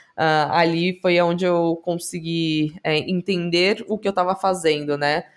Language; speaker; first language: Portuguese; native; Portuguese